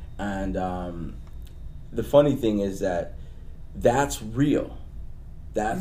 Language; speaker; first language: English; early bilingual, other home language; Spanish